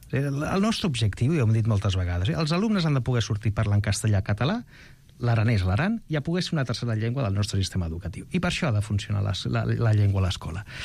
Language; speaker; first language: Catalan; non-native, local second language; Spanish